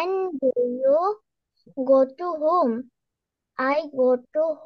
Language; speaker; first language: English; non-native, learner; Bangla